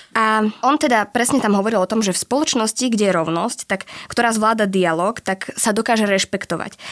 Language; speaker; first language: Slovak; native; Slovak